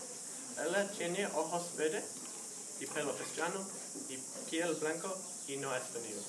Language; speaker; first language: Spanish; non-native, learner; English